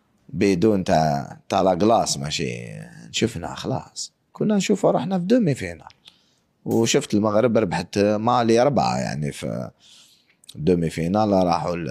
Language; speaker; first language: Arabic; native; Arabic